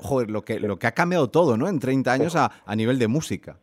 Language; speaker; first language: Spanish; native; Spanish